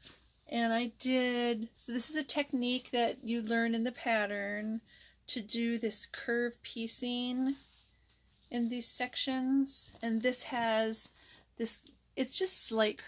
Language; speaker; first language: English; native; English